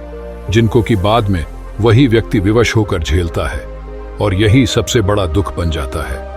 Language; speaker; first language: Hindi; native; Hindi